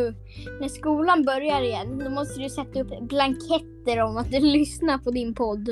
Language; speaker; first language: Swedish; native; Swedish